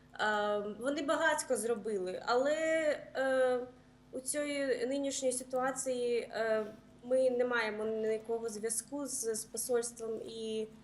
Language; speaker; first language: Ukrainian; early bilingual, heritage; Ukrainian